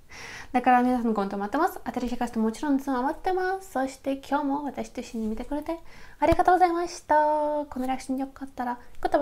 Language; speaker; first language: Japanese; non-native, learner; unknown